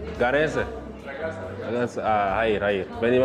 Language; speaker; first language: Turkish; non-native, learner; Italian